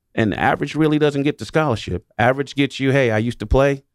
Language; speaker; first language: English; native; English